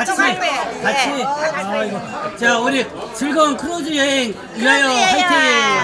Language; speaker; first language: Korean; native; Korean